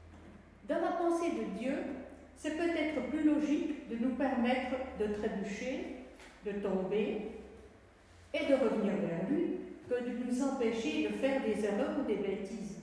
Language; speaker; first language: French; native; French